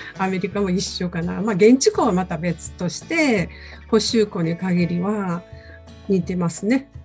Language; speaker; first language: Japanese; native; Japanese